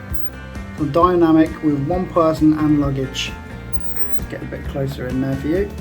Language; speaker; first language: English; native; English